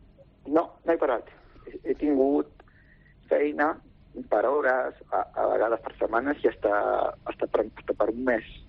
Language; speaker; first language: Catalan; non-native, local second language; Spanish